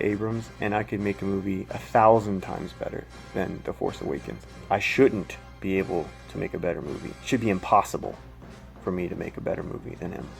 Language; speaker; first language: English; native; English